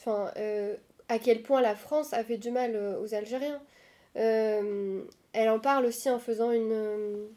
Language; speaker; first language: French; non-native, local second language; Arabic